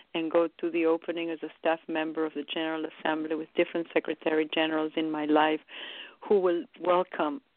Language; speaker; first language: English; early bilingual, other home language; Romanian